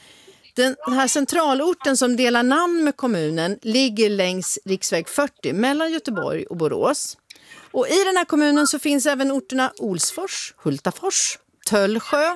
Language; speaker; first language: Swedish; native; Swedish